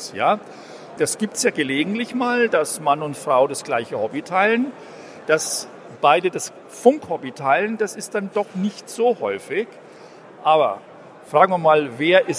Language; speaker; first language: German; native; German